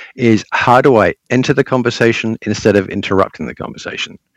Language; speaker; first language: English; native; English